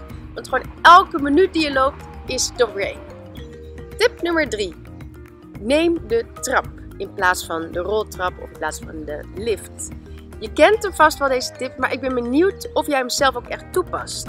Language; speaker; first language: Dutch; native; Dutch